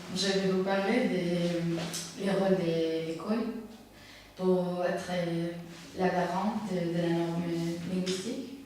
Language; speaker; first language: French; non-native, fluent; Spanish